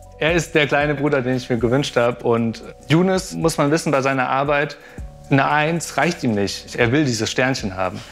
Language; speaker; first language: German; native; German